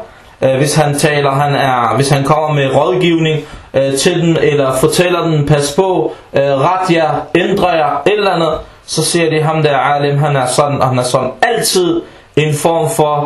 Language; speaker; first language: Danish; early bilingual, other home language; Arabic